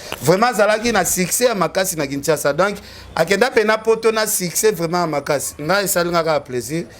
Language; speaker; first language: Lingala; native; Lingala